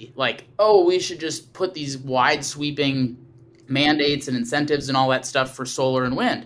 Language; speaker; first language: English; native; English